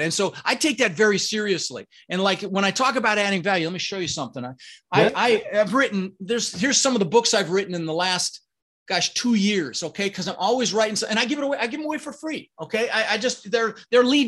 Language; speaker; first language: English; early bilingual, other home language; Dutch